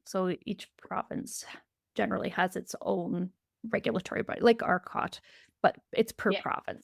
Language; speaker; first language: English; native; English